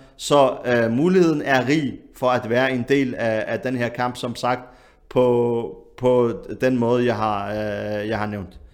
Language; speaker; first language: Danish; early bilingual, other home language; Arabic